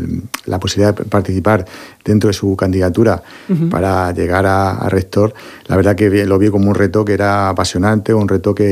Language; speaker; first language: Spanish; native; Spanish